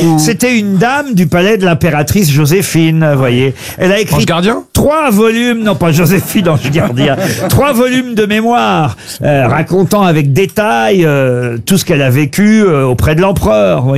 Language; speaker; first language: French; native; French